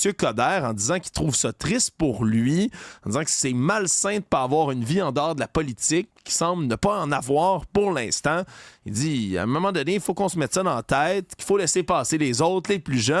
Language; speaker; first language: French; native; French